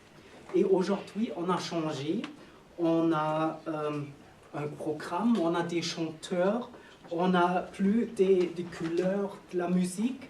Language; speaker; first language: French; non-native, learner; German